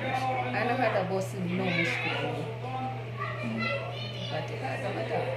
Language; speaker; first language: Arabic; non-native, learner; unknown